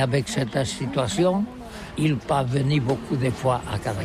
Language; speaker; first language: French; non-native, learner; Catalan